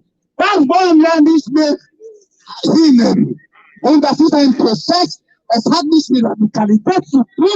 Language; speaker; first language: German; non-native, fluent; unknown